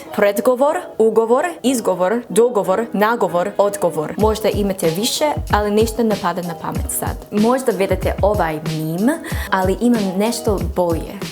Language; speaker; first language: Croatian; non-native, learner; English